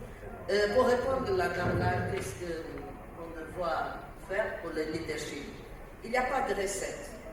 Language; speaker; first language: French; non-native, learner; Portuguese